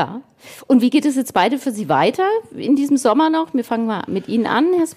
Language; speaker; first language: German; native; German